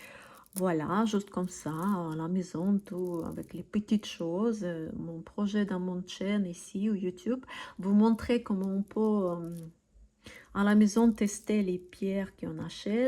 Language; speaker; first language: French; non-native, learner; Russian